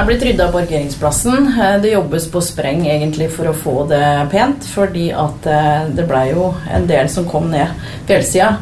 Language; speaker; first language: Norwegian; native; Norwegian